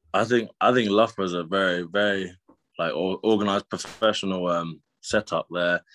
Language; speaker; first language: English; native; English